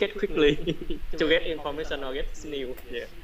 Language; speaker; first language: English; non-native, learner; Vietnamese